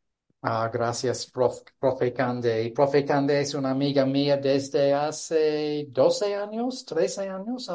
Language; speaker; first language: Spanish; non-native, fluent; English